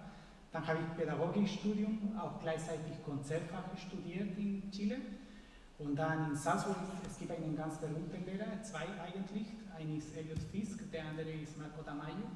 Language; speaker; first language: German; non-native, fluent; Spanish